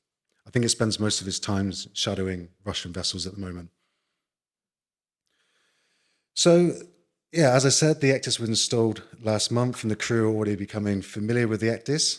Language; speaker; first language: English; native; English